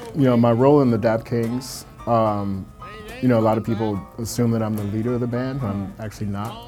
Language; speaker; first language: English; native; English